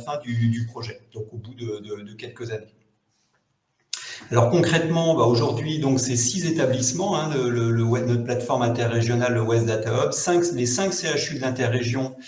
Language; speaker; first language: French; native; French